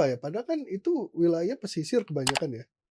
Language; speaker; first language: Indonesian; native; Indonesian